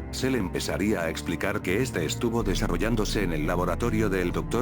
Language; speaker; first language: Spanish; native; Spanish